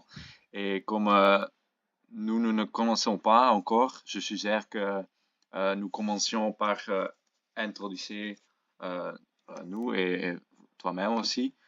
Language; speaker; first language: French; non-native, local second language; Dutch